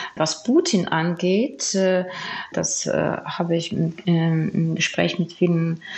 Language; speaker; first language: German; non-native, fluent; Ukrainian